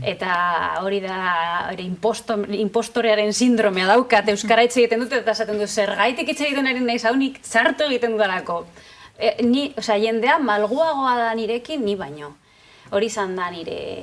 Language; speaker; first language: Basque; non-native, local second language; Spanish